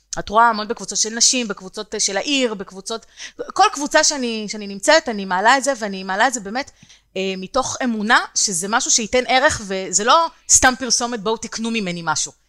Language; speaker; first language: Hebrew; native; Hebrew